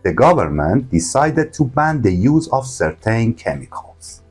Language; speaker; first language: English; non-native, fluent; Persian